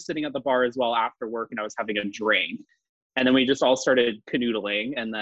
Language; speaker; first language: English; native; English